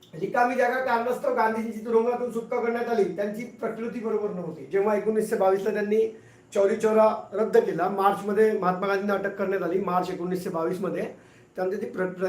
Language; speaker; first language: Marathi; non-native, local second language; Hindi